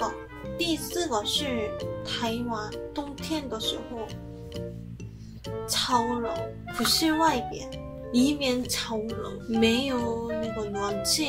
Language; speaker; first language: Chinese; non-native, learner; Korean